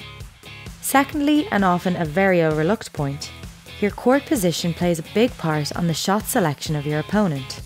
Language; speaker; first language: English; native; English